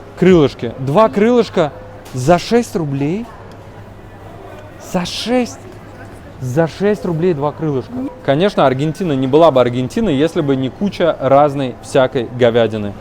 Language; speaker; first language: Russian; native; Russian